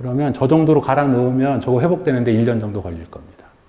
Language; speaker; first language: Korean; native; Korean